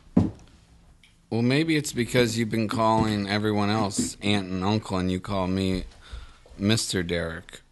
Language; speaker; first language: English; native; English